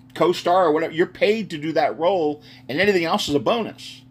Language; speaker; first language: English; native; English